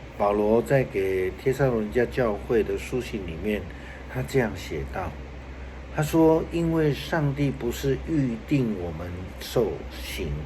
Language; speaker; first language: Chinese; native; Chinese